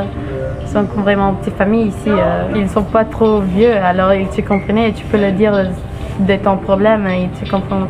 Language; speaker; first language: French; non-native, learner; English